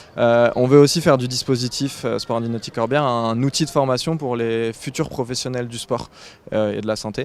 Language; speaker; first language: French; native; French